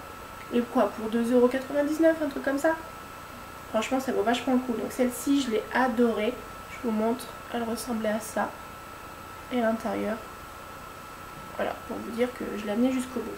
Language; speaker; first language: French; native; French